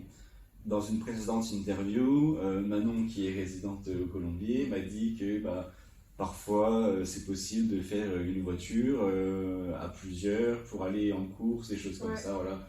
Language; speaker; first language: French; native; French